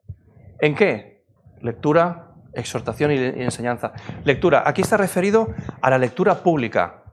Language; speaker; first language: Spanish; native; Spanish